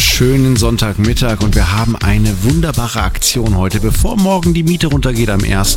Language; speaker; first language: German; native; German